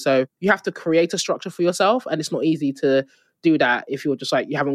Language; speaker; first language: English; native; English